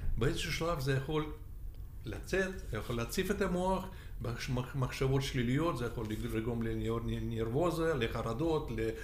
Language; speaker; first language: Hebrew; non-native, fluent; Russian